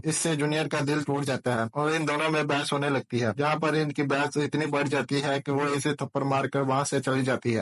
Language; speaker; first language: Hindi; native; Hindi